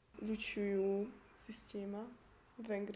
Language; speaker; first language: Russian; non-native, learner; Hungarian